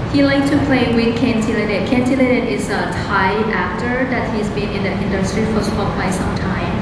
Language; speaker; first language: English; non-native, fluent; Thai